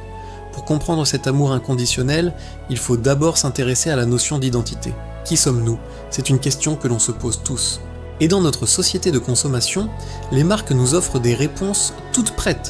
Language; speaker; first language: French; native; French